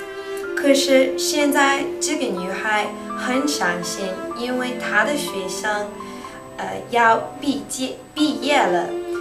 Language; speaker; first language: Chinese; non-native, fluent; English